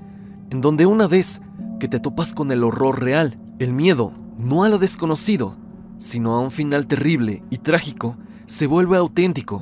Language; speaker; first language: Spanish; native; Spanish